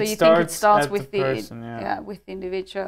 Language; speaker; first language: English; non-native, fluent; German